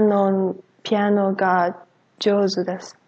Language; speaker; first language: Japanese; non-native, learner; English